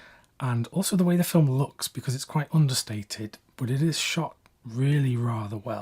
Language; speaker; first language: English; native; English